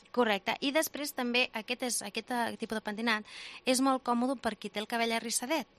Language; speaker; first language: Catalan; native; Catalan